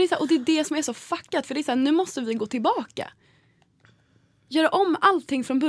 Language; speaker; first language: Swedish; native; Swedish